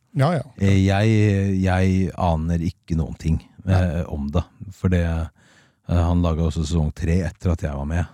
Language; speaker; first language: Norwegian; native; Norwegian